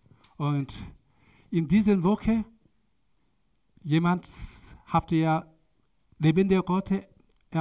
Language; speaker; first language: German; non-native, learner; Korean